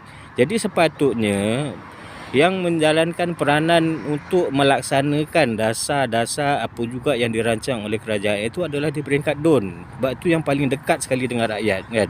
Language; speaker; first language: Malay; native; Malay